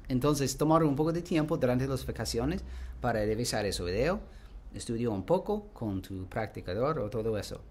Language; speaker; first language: Spanish; non-native, learner; English